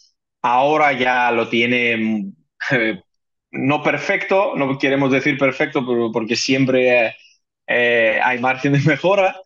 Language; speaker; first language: Spanish; non-native, fluent; Greek